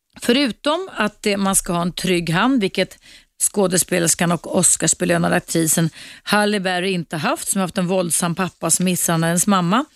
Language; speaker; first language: Swedish; native; Swedish